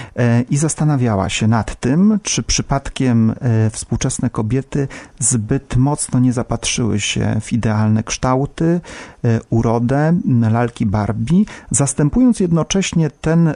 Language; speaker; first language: Polish; native; Polish